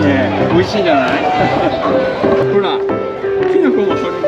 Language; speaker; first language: Japanese; native; Japanese